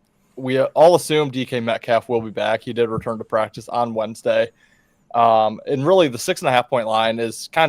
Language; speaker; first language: English; native; English